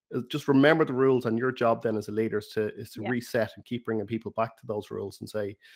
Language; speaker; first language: English; native; English